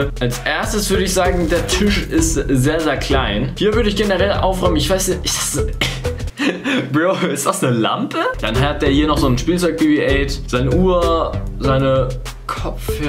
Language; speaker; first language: German; native; German